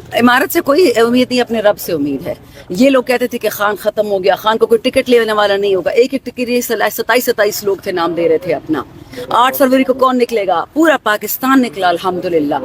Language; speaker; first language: Urdu; non-native, local second language; Pashto